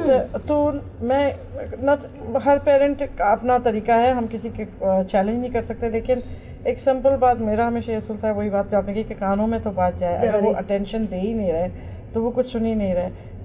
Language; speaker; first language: Urdu; native; Urdu